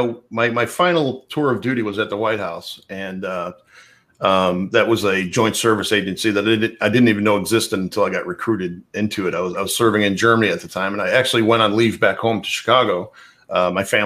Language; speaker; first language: English; native; English